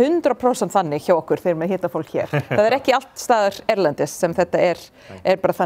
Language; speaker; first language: Icelandic; non-native, fluent; English